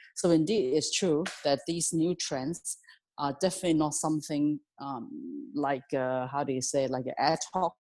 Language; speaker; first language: English; non-native, local second language; Cantonese